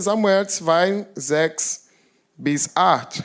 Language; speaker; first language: German; non-native, learner; Portuguese